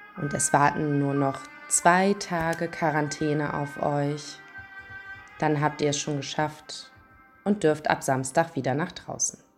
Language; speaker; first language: German; native; German